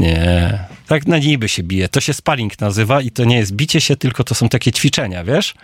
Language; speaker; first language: Polish; native; Polish